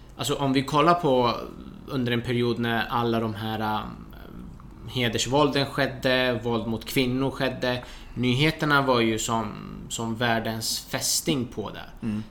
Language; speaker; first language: Swedish; early bilingual, other home language; Persian